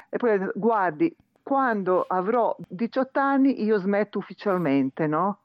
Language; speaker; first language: Italian; non-native, fluent; Serbian